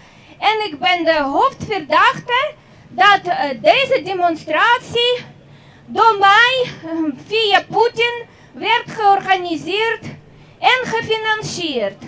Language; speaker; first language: Dutch; non-native, fluent; Russian